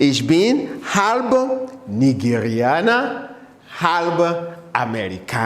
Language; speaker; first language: German; non-native, fluent; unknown